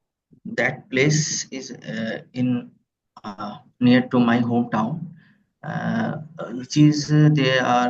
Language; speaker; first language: English; non-native, learner; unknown